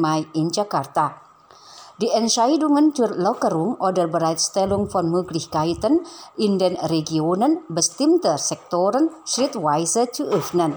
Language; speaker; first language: German; non-native, fluent; Indonesian